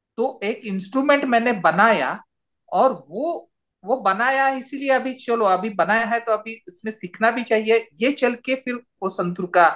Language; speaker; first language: Hindi; non-native, local second language; Marathi